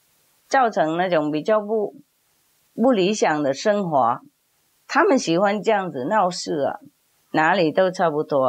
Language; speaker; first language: Chinese; non-native, fluent; Vietnamese